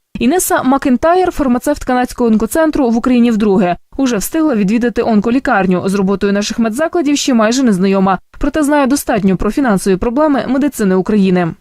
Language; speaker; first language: Ukrainian; native; Ukrainian